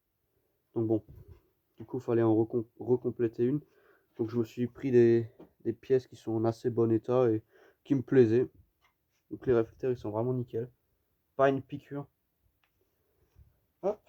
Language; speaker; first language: French; native; French